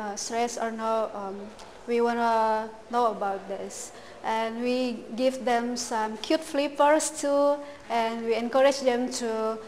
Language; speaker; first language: English; non-native, learner; Indonesian